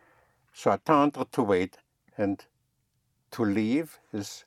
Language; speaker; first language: English; non-native, fluent; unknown